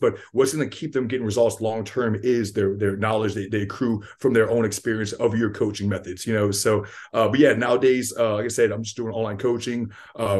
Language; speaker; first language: English; native; English